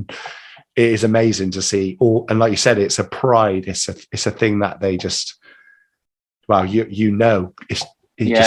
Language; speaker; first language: English; native; English